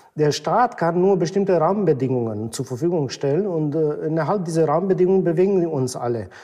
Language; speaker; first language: German; non-native, fluent; Romanian